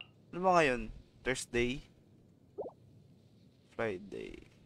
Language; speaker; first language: English; non-native, local second language; Filipino